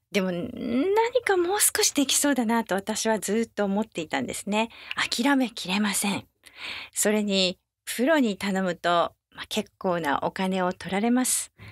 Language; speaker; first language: Japanese; native; Japanese